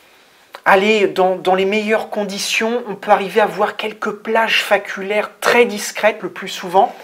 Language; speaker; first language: French; native; French